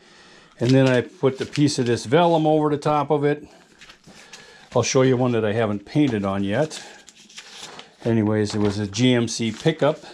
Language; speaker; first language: English; native; English